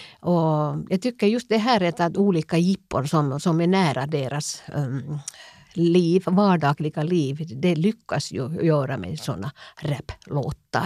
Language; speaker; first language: Swedish; non-native, local second language; Finnish